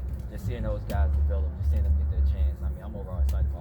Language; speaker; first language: English; native; English